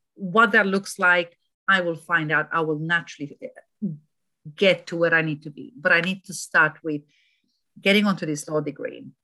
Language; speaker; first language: English; non-native, fluent; Romanian